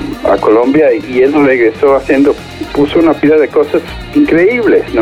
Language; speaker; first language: Spanish; non-native, fluent; English